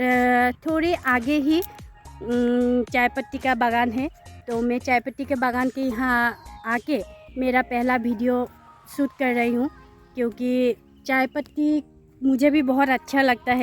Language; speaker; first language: Hindi; non-native, local second language; Assamese